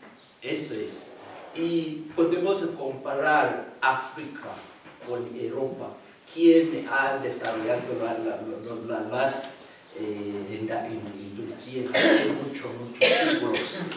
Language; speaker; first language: Spanish; non-native, fluent; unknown